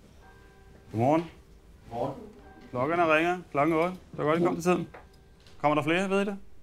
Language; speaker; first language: Danish; native; Danish